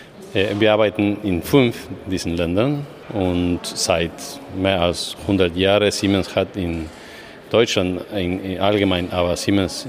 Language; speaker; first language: German; non-native, fluent; Spanish